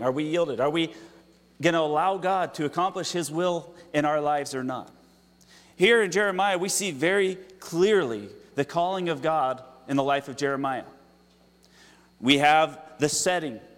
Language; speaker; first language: English; native; English